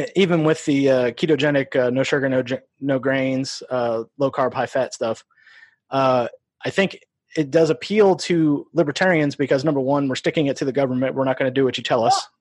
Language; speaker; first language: English; native; English